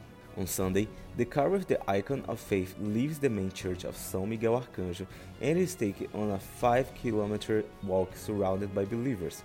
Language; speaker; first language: English; non-native, fluent; Portuguese